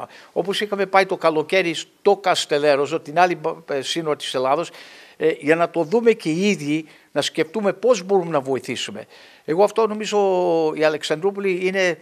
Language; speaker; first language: Greek; early bilingual, heritage; English